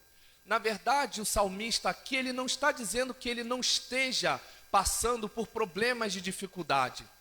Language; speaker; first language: Portuguese; native; Portuguese